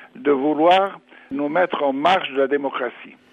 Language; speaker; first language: French; non-native, fluent; English